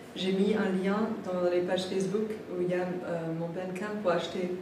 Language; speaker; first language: French; native; French